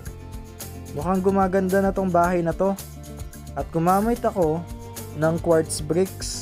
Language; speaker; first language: Filipino; native; Filipino